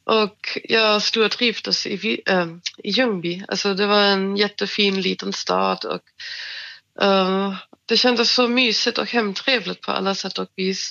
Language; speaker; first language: Swedish; non-native, fluent; German